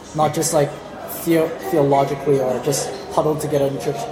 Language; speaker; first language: English; native; English